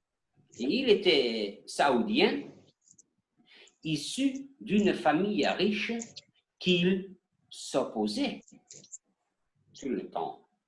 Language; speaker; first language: French; non-native, learner; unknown